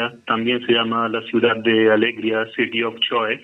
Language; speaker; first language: Spanish; non-native, fluent; Hindi